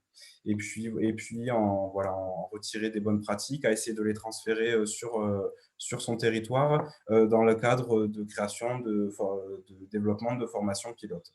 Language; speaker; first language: French; native; French